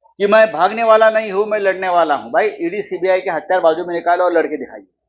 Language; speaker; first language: Hindi; non-native, local second language; Marathi